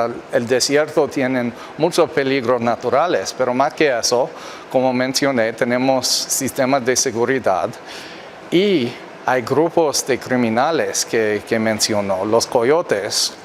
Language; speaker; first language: Spanish; non-native, fluent; English